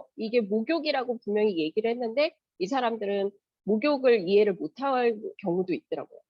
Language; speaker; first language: Korean; native; Korean